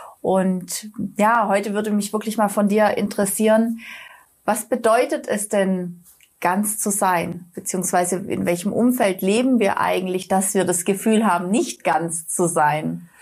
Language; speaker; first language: German; non-native, fluent; Russian